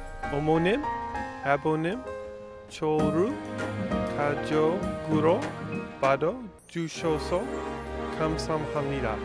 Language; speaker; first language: Korean; non-native, learner; English